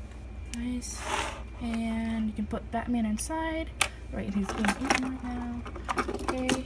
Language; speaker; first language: English; native; English